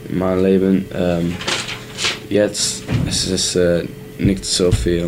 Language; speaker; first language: German; non-native, learner; English